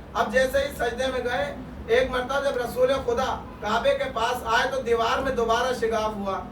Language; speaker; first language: Urdu; native; Urdu